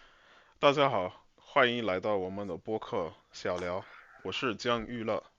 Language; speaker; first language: Chinese; non-native, fluent; English